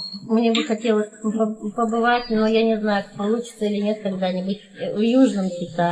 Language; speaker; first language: Russian; native; Russian